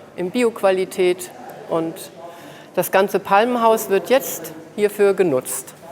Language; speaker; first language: German; native; German